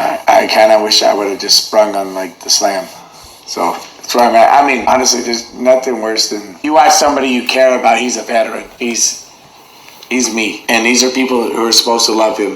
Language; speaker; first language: English; native; English